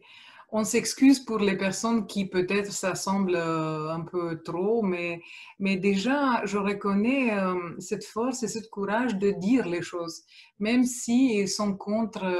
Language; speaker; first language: French; non-native, fluent; Romanian